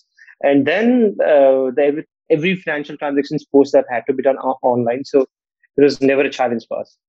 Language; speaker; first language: English; non-native, local second language; Nepali